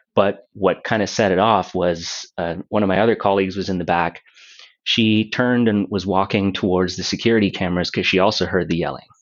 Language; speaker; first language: English; native; English